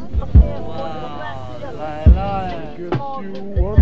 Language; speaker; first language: Chinese; non-native, learner; Japanese